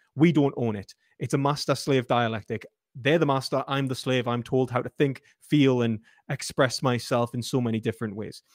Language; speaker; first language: English; native; English